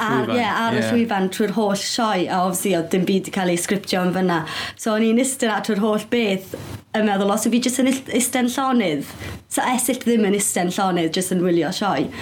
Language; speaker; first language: Welsh; native; Welsh